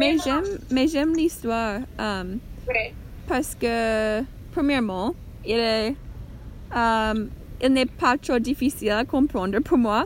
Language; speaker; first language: French; non-native, learner; English